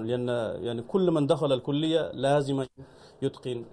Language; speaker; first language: Arabic; non-native, fluent; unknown